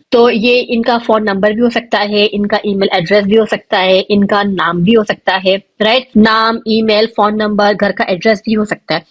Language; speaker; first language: Urdu; native; Urdu